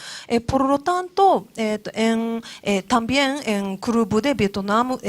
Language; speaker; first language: Spanish; non-native, learner; Japanese